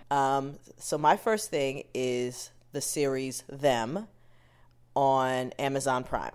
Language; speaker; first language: English; native; English